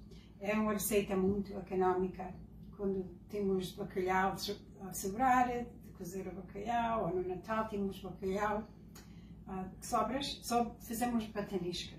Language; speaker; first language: Portuguese; early bilingual, heritage; Portuguese